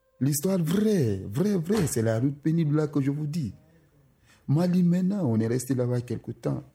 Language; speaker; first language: French; non-native, local second language; Susu